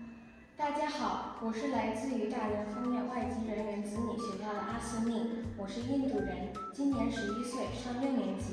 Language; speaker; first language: Chinese; early bilingual, other home language; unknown